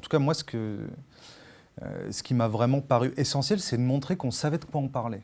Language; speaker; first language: French; native; French